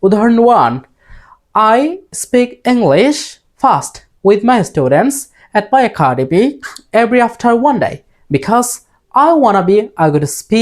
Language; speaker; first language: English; non-native, fluent; Bangla